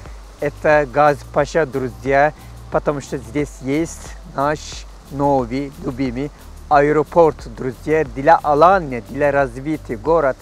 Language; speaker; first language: Russian; non-native, fluent; Turkish